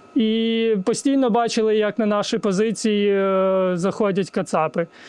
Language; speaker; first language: Ukrainian; native; Ukrainian